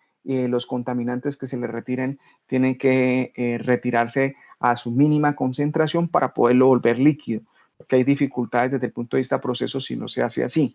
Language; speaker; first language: Spanish; native; Spanish